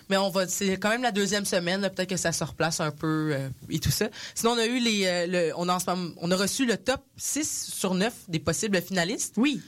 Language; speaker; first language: French; non-native, local second language; English